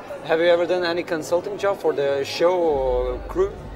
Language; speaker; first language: English; non-native, fluent; Lithuanian